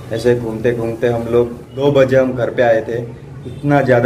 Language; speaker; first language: Hindi; non-native, local second language; Gujarati